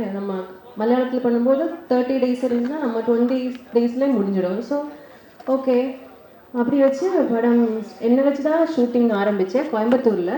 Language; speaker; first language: Tamil; non-native, learner; Malayalam